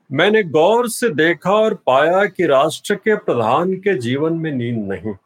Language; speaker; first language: Hindi; non-native, local second language; Bhojpuri